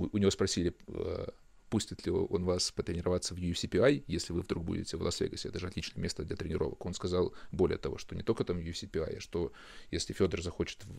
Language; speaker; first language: Russian; native; Russian